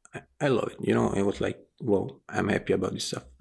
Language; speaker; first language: English; non-native, fluent; Italian